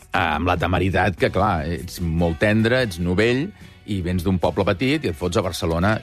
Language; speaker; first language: Catalan; native; Catalan